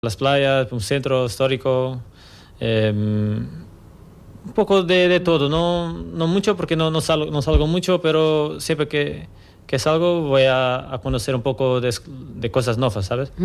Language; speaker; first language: Spanish; non-native, learner; Portuguese